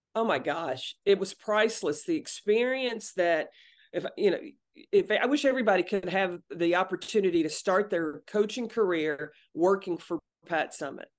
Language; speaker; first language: English; native; English